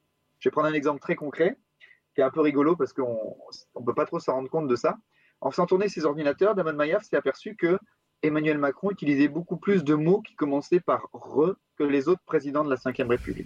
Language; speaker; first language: French; native; French